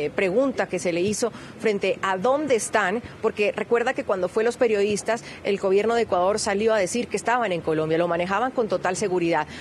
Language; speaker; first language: Spanish; native; Spanish